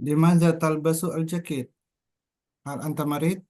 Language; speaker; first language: Arabic; non-native, learner; Indonesian